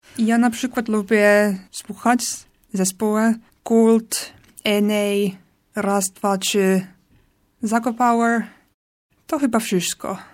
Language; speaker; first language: Polish; non-native, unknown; Finnish